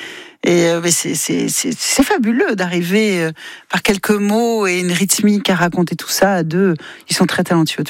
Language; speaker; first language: French; native; French